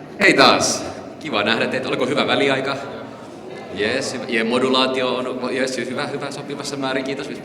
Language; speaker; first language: Finnish; native; Finnish